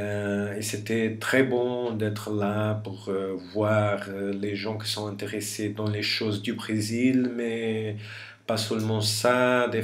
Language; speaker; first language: French; non-native, fluent; Portuguese